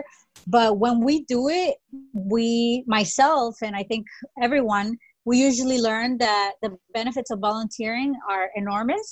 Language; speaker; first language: English; early bilingual, other home language; Spanish